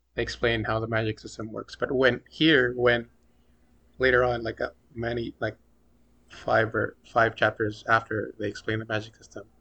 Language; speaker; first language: English; early bilingual, other home language; Filipino